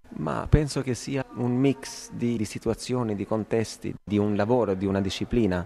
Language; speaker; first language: Italian; non-native, fluent; Albanian